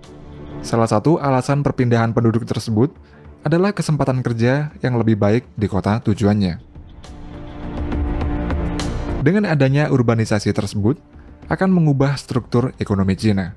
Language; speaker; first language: Indonesian; native; Indonesian